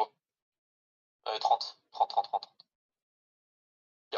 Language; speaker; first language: French; native; French